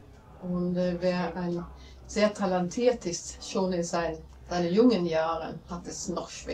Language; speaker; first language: German; non-native, fluent; Latvian